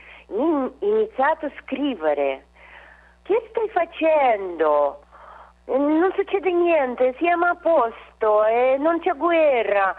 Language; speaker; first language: Italian; non-native, fluent; Russian